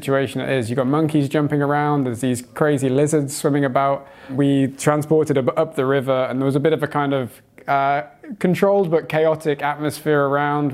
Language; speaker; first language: English; native; English